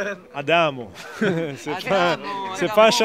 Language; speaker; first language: French; non-native, fluent; Italian